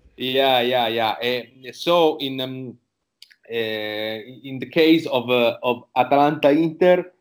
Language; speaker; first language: English; non-native, learner; Italian